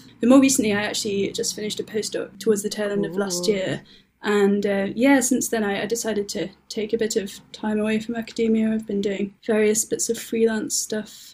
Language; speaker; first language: English; native; English